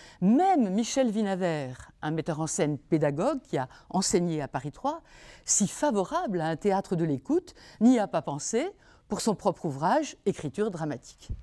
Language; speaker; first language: French; native; French